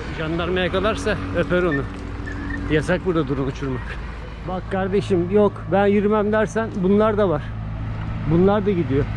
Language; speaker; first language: Turkish; native; Turkish